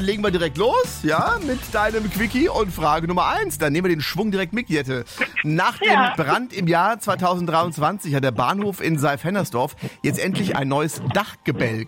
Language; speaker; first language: German; native; German